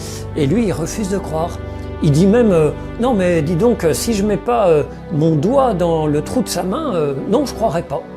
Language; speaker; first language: French; native; French